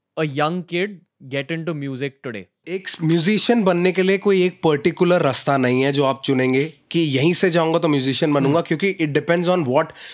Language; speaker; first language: Hindi; native; Hindi